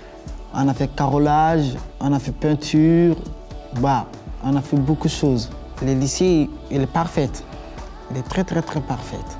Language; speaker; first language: French; non-native, learner; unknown